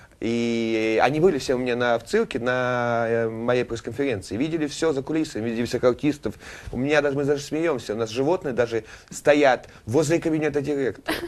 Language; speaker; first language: Russian; native; Russian